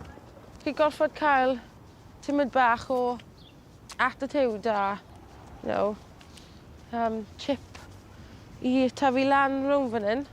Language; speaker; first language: Welsh; non-native, local second language; English